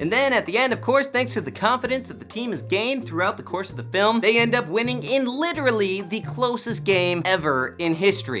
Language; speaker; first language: English; native; English